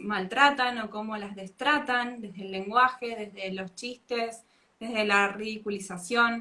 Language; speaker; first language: Spanish; native; Spanish